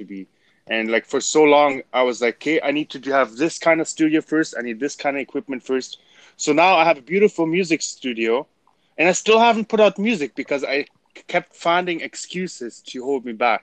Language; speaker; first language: English; non-native, fluent; German